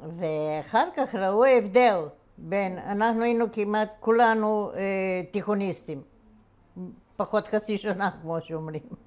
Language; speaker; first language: Hebrew; non-native, fluent; Bulgarian